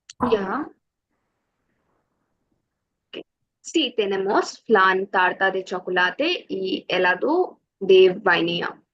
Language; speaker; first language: Spanish; non-native, learner; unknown